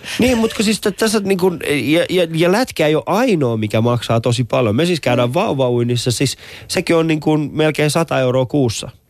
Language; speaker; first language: Finnish; early bilingual, other home language; Persian